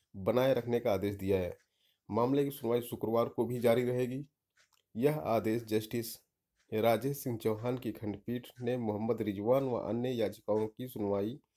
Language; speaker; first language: Hindi; native; Hindi